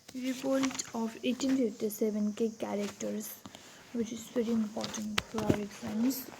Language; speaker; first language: English; non-native, local second language; Hindi